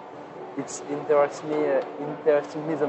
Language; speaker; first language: English; non-native, learner; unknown